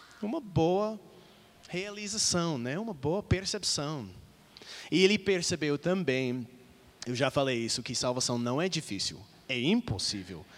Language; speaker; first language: Portuguese; non-native, fluent; English